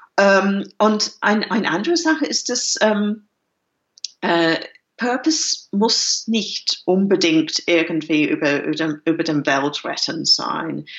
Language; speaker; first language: German; non-native, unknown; English